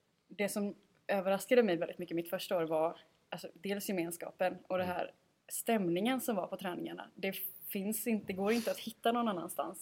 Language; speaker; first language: Swedish; native; Swedish